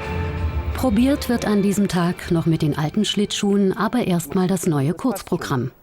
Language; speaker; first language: German; native; German